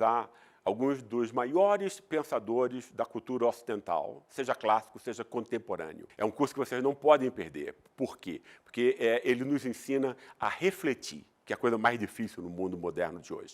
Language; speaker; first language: Portuguese; native; Portuguese